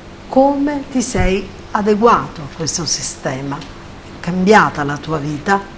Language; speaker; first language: Italian; native; Italian